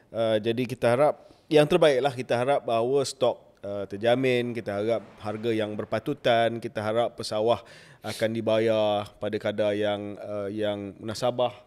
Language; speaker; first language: Malay; native; Malay